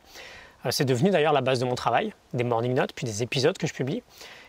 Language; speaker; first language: French; native; French